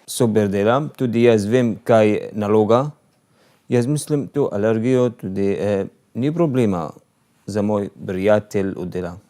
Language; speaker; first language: Slovenian; non-native, learner; Arabic